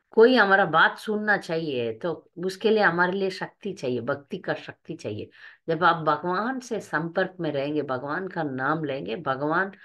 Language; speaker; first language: Hindi; non-native, local second language; Tamil